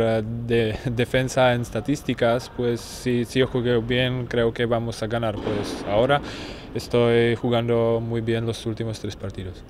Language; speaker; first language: Spanish; non-native, fluent; Czech